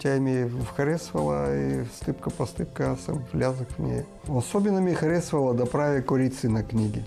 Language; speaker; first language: Bulgarian; non-native, learner; Russian